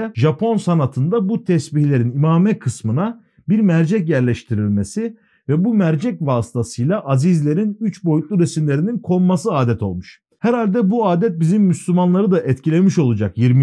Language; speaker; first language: Turkish; native; Turkish